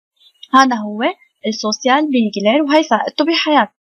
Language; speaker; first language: Arabic; native; Arabic